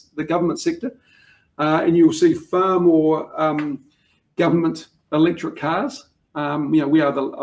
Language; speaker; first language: English; native; English